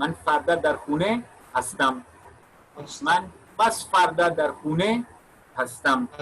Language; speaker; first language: Persian; non-native, fluent; Urdu